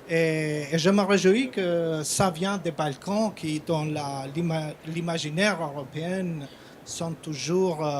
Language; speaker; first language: French; non-native, fluent; Albanian